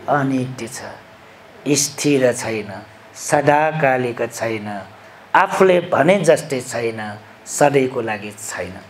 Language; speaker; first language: Nepali; non-native, local second language; Newari